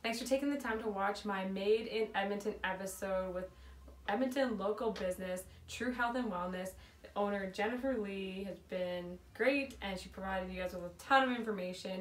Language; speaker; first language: English; native; English